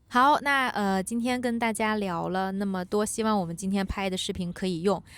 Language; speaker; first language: Chinese; native; Chinese